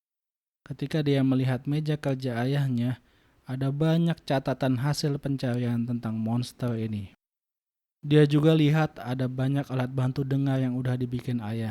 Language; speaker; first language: Indonesian; native; Indonesian